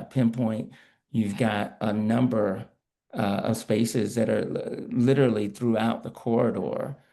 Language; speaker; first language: English; native; English